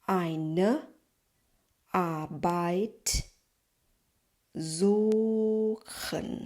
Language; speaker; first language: German; non-native, fluent; Thai